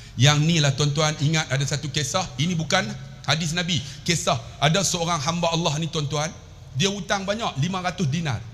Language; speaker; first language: Malay; native; Malay